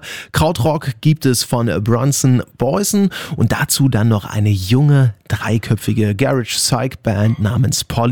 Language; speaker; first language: German; native; German